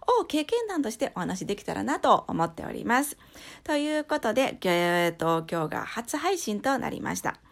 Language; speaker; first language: Japanese; native; Japanese